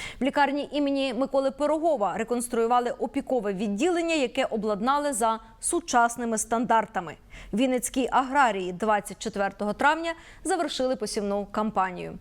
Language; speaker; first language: Ukrainian; native; Ukrainian